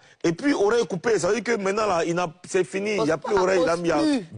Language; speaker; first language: French; native; French